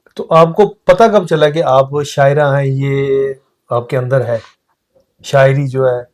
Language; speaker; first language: Urdu; native; Urdu